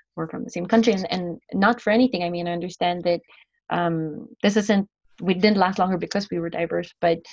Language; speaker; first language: English; non-native, local second language; Filipino